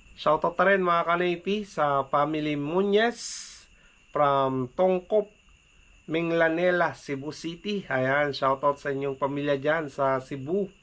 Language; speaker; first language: Filipino; native; Filipino